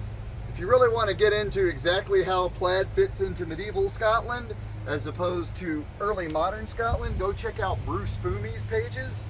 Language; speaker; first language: English; native; English